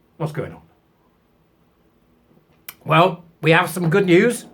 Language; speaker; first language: English; native; English